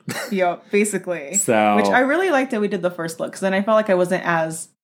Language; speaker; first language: English; early bilingual, other home language; Spanish